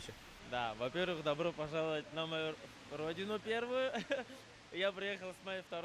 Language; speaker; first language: Russian; non-native, local second language; Georgian